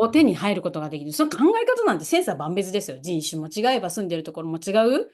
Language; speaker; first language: Japanese; native; Japanese